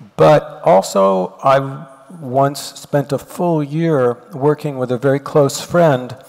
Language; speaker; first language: English; native; English